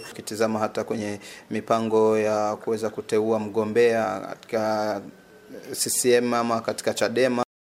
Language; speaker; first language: Swahili; non-native, local second language; Kikuyu